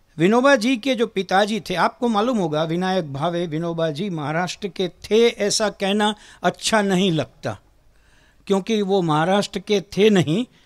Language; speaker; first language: Hindi; non-native, local second language; Gujarati